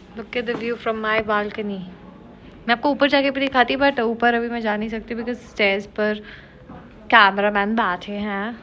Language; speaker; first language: Hindi; native; Hindi